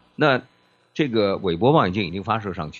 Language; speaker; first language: Chinese; native; Chinese